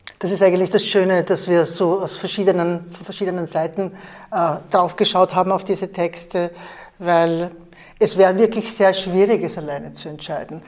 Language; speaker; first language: German; early bilingual, other home language; Arabic